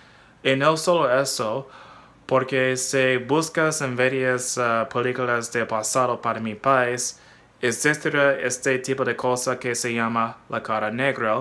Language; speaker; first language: Spanish; non-native, fluent; English